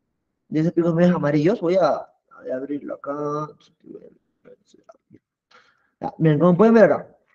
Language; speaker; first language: Spanish; native; Spanish